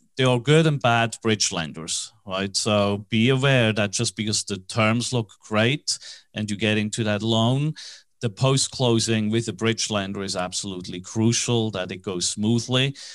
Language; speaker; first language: English; non-native, fluent; German